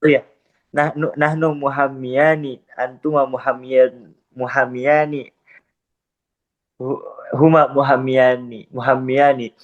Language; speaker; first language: Arabic; non-native, learner; Indonesian